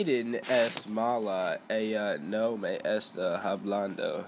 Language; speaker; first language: Spanish; non-native, learner; English